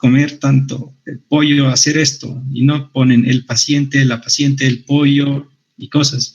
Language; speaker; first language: Spanish; native; Spanish